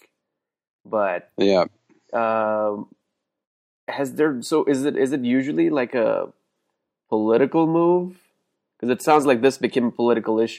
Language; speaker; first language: English; non-native, local second language; Hindi